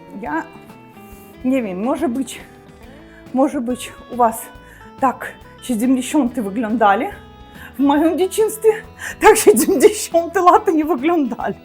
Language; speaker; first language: Polish; non-native, learner; Russian